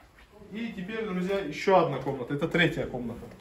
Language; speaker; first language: Russian; non-native, fluent; Turkish